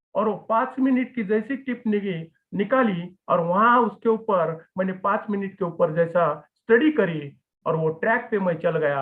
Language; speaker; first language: Hindi; non-native, local second language; Marathi